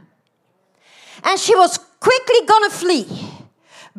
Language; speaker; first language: English; non-native, fluent; Dutch